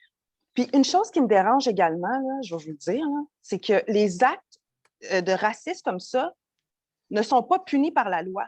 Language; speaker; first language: French; native; French